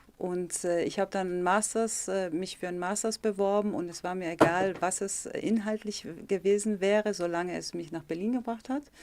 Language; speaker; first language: German; early bilingual, heritage; German